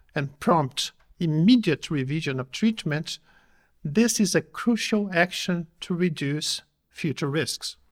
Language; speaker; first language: English; non-native, fluent; Portuguese